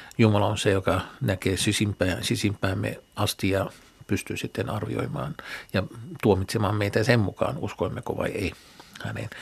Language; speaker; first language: Finnish; non-native, fluent; Arabic